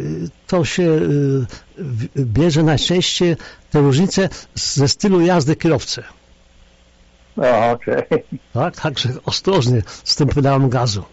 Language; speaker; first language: Polish; native; Polish